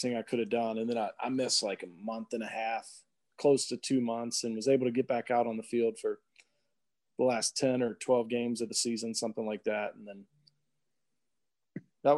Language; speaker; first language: English; native; English